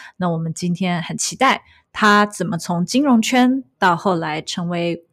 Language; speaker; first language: Chinese; native; Chinese